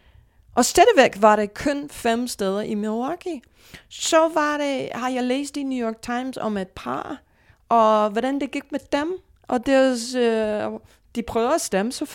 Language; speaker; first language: Danish; non-native, fluent; English